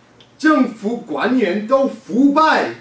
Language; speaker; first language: Chinese; non-native, learner; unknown